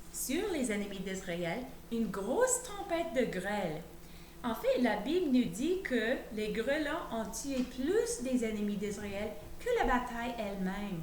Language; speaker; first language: French; native; French